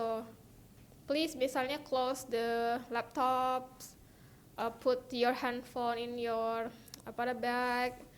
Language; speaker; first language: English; non-native, local second language; Indonesian